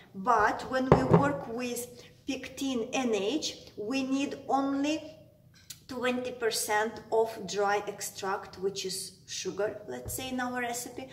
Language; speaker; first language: English; non-native, fluent; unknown